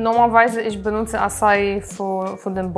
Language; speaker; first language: German; non-native, learner; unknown